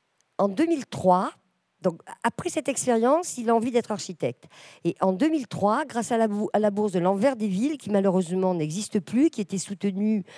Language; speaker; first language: French; native; French